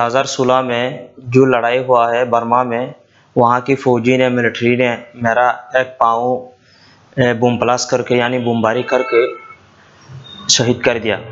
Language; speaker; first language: Hindi; non-native, learner; Rohingya